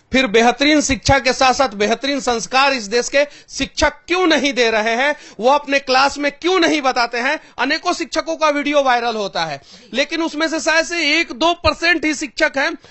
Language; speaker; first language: Hindi; native; Hindi